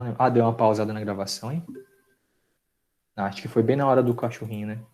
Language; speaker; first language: Portuguese; native; Portuguese